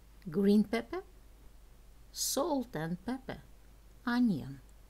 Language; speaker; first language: English; non-native, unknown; Russian